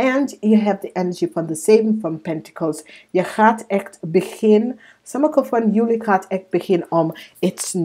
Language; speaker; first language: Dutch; non-native, learner; English